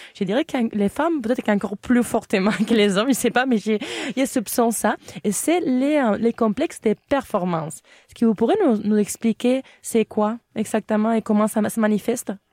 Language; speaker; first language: French; non-native, fluent; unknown